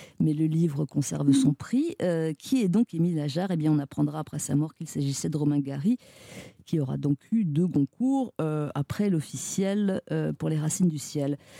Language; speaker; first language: French; native; French